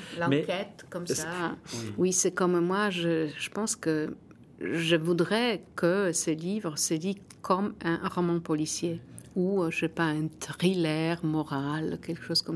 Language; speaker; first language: French; non-native, fluent; Polish